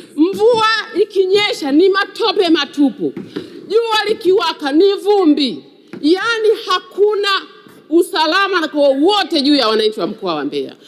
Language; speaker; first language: Swahili; native; Swahili